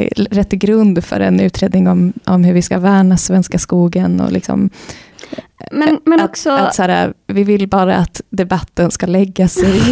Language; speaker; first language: Swedish; native; Swedish